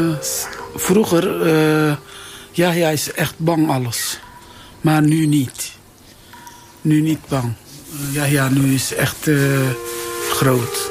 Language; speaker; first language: Dutch; non-native, learner; Turkish